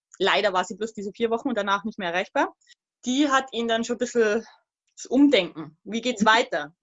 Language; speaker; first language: German; native; German